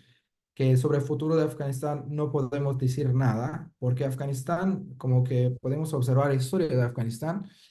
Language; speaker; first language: Spanish; non-native, fluent; Persian